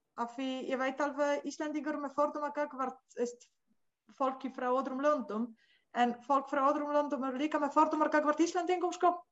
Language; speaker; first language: Icelandic; non-native, fluent; Polish